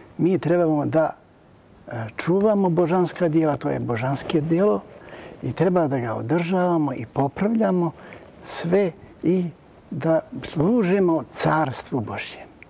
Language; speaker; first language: Serbian; native; Serbian